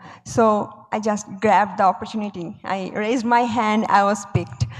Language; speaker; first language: English; non-native, local second language; Bangla